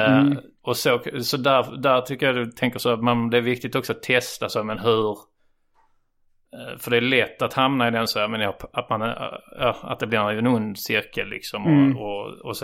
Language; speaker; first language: Swedish; native; Swedish